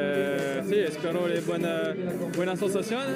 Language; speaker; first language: Spanish; non-native, learner; French